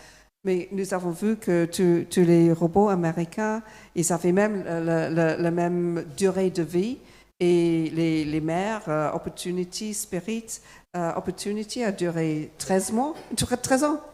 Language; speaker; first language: French; non-native, fluent; English